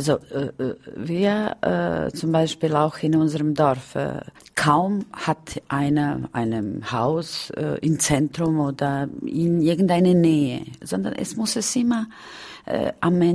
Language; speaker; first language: German; non-native, fluent; Romany